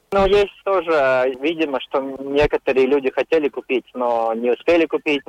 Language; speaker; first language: Russian; non-native, local second language; Latvian